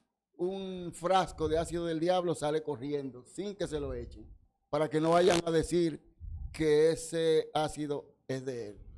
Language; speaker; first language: Spanish; native; Spanish